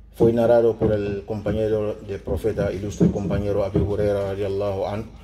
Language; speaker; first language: Spanish; non-native, fluent; Mandingo